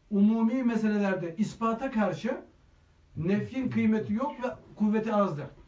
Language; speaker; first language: Turkish; native; Turkish